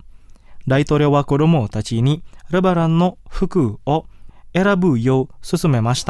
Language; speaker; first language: Japanese; non-native, fluent; Indonesian